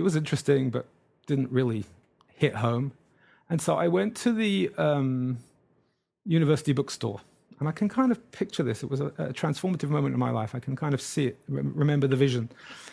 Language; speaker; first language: English; native; English